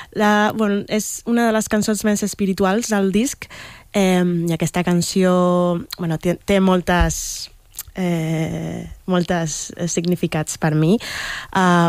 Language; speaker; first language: Catalan; non-native, fluent; Spanish